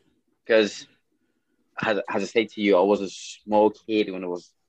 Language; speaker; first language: English; non-native, fluent; Portuguese